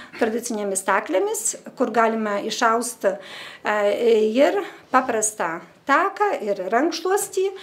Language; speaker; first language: Lithuanian; native; Lithuanian